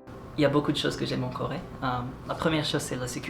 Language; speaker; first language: French; non-native, local second language; Arabic